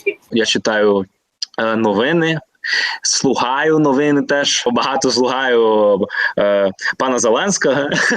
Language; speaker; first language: Ukrainian; non-native, learner; Spanish